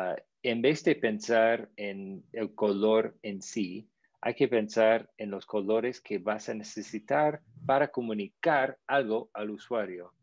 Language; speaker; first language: Spanish; non-native, fluent; English